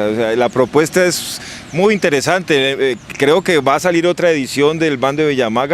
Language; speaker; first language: Spanish; native; Spanish